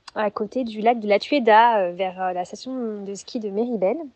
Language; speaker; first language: French; native; French